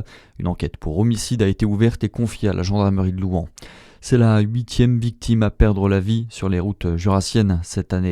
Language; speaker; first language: French; native; French